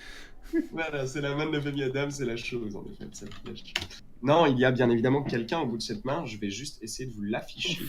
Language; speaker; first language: French; native; French